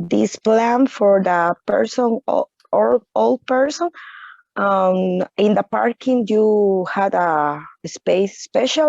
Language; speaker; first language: English; non-native, learner; Spanish